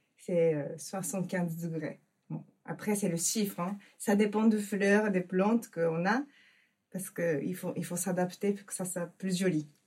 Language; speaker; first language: French; non-native, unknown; Japanese